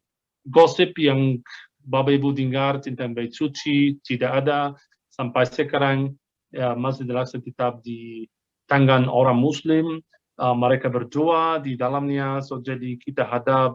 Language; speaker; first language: Indonesian; non-native, fluent; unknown